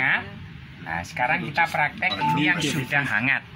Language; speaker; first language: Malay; non-native, local second language; Javanese